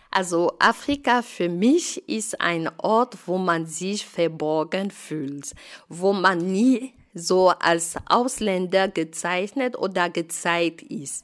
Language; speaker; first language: German; non-native, fluent; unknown